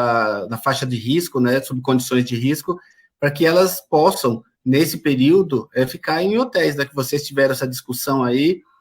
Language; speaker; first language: Portuguese; native; Portuguese